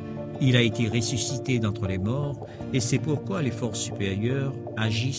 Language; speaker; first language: French; native; French